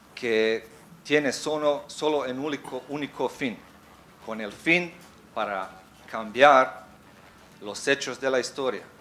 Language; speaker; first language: Spanish; non-native, fluent; Bosnian